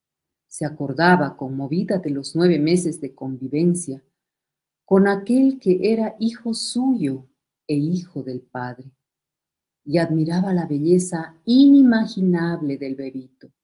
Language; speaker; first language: Spanish; native; Spanish